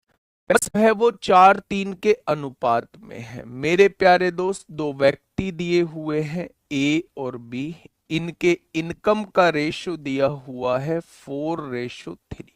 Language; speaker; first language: Hindi; native; Hindi